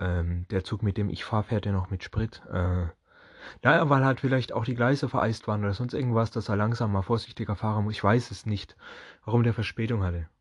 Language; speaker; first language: German; native; German